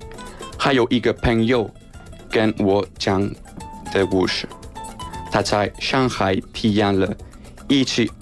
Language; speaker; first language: Chinese; non-native, fluent; Spanish